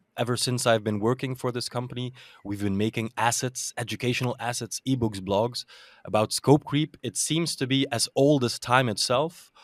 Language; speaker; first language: English; non-native, fluent; Dutch